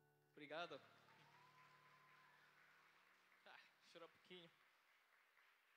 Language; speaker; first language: Portuguese; non-native, learner; Filipino